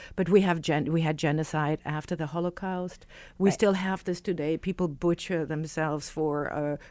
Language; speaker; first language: English; non-native, fluent; German